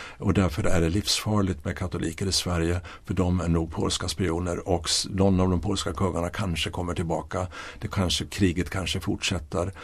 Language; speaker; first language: Swedish; native; Swedish